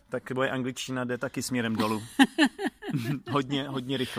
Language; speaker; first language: Czech; native; Czech